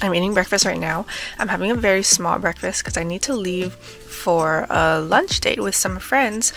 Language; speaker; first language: English; native; English